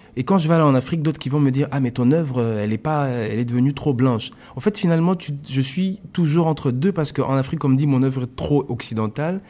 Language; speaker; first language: French; non-native, local second language; Lingala